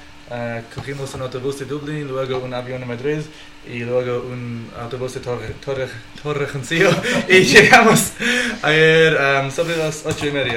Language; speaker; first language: Spanish; non-native, fluent; English